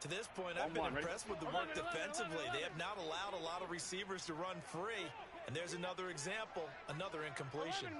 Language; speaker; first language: English; native; English